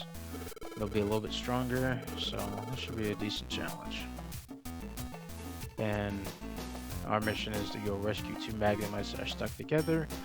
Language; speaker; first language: English; native; English